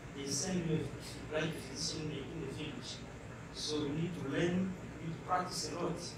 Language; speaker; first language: English; non-native, fluent; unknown